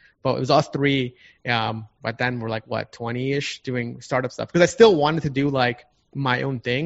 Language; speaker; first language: English; native; English